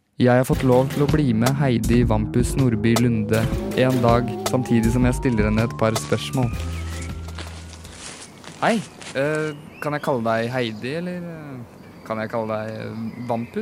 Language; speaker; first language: Norwegian; native; Norwegian